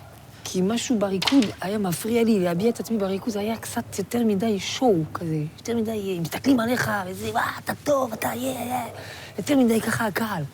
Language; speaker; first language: Hebrew; non-native, fluent; French